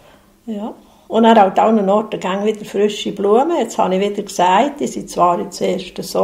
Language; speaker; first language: German; native; German